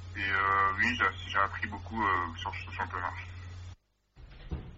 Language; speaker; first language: French; native; French